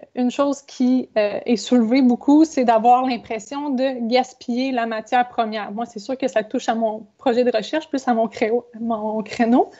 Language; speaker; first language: French; native; French